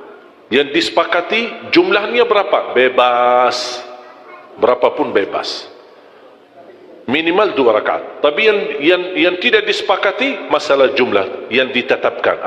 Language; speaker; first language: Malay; non-native, fluent; Arabic